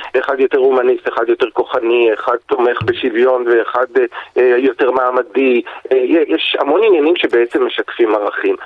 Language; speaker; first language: Hebrew; native; Hebrew